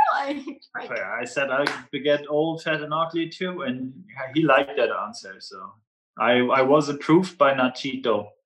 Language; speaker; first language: English; non-native, fluent; German